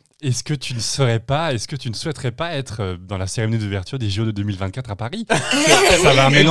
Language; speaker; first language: French; native; French